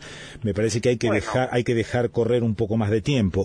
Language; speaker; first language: Spanish; native; Spanish